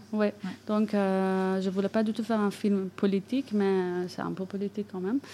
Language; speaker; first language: French; non-native, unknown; Persian